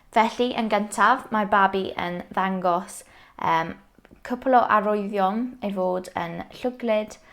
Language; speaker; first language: Welsh; non-native, local second language; English